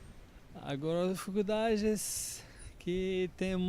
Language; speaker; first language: Portuguese; non-native, learner; Arabic